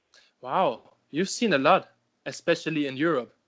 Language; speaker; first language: English; non-native, fluent; German